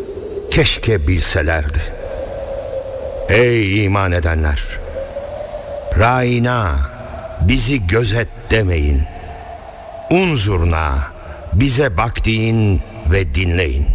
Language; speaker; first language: Turkish; native; Turkish